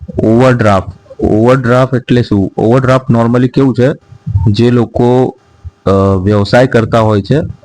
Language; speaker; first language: Gujarati; native; Gujarati